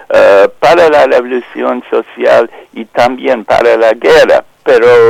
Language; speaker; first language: Spanish; non-native, fluent; English